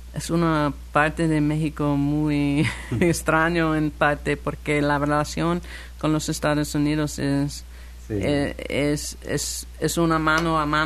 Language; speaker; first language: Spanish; non-native, learner; English